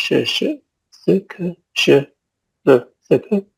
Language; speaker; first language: French; non-native, learner; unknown